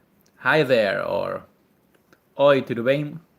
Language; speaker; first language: Portuguese; non-native, learner; German